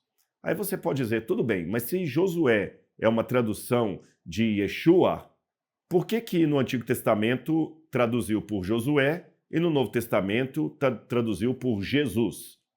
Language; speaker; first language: Portuguese; native; Portuguese